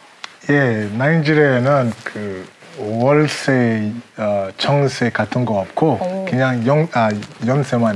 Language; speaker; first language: Korean; non-native, fluent; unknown